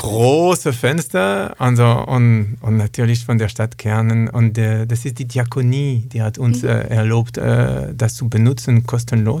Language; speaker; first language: German; non-native, learner; French